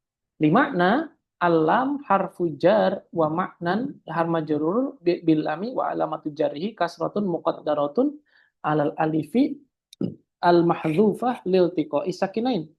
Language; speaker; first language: Arabic; non-native, fluent; Indonesian